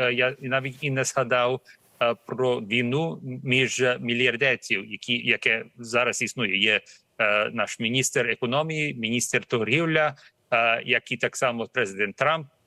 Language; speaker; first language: Ukrainian; early bilingual, heritage; Ukrainian